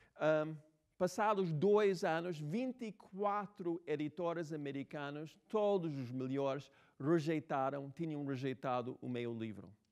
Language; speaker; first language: Portuguese; non-native, fluent; English